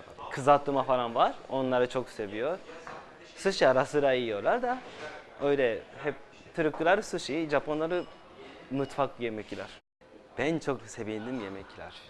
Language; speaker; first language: Turkish; non-native, fluent; Japanese